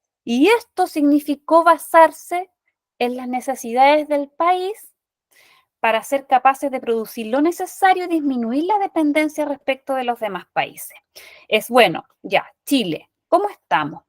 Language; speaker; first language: Spanish; native; Spanish